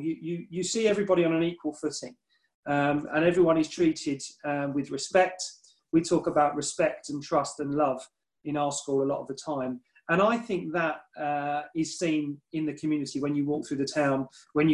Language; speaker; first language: English; native; English